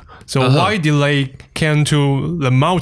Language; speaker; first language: English; non-native, fluent; Chinese